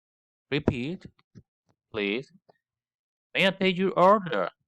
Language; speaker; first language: English; non-native, learner; Spanish